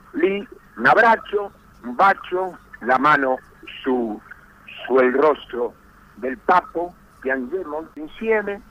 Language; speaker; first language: Italian; non-native, learner; Spanish